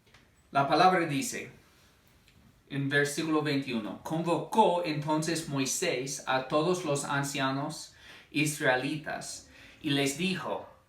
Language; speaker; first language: Spanish; non-native, fluent; English